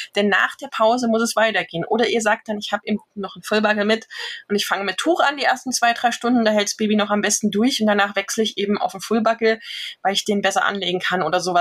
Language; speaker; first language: German; native; German